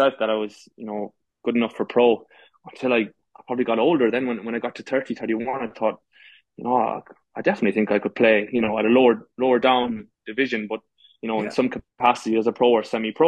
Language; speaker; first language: English; native; English